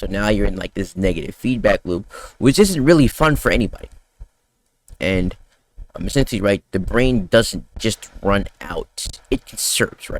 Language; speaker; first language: English; native; English